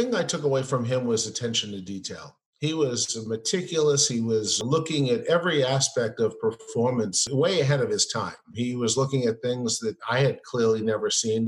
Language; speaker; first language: English; native; English